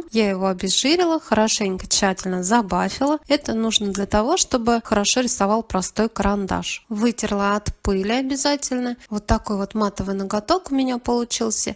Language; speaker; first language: Russian; native; Russian